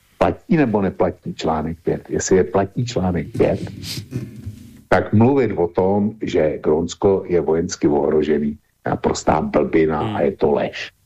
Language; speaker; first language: Czech; native; Czech